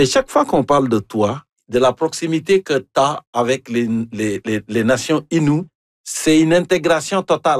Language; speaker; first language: French; native; French